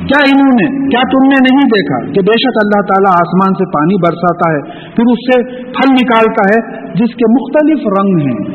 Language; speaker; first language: Urdu; native; Urdu